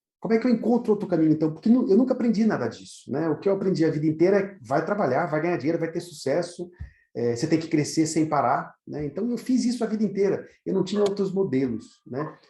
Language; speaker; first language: Portuguese; native; Portuguese